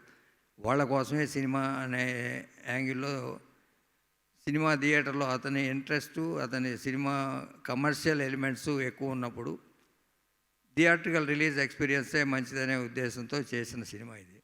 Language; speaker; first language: Telugu; native; Telugu